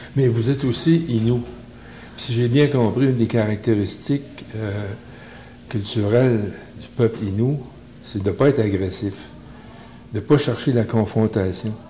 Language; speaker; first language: French; native; French